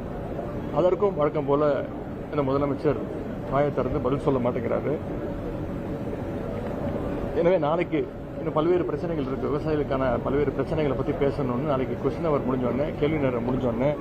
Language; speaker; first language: Tamil; native; Tamil